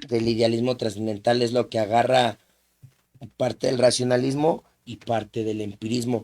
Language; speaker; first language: Spanish; native; Spanish